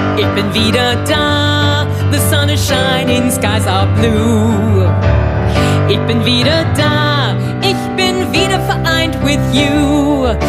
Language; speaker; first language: German; non-native, fluent; English